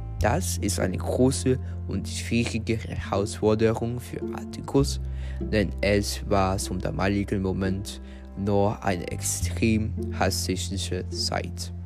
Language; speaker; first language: German; non-native, fluent; Portuguese